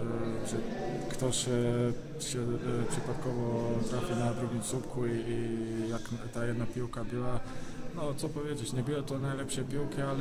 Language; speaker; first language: Polish; non-native, fluent; Bosnian